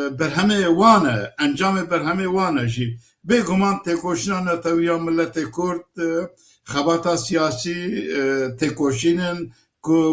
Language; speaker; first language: Kurdish; native; Kurdish